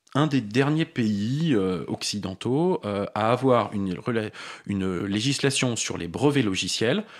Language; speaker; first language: French; native; French